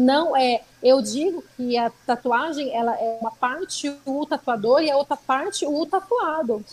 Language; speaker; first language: Portuguese; native; Portuguese